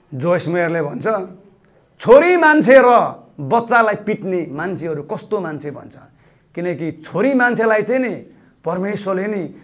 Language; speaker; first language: Nepali; non-native, local second language; Eastern Tamang